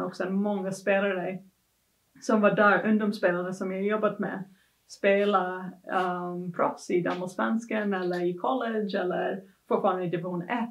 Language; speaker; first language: Swedish; non-native, fluent; English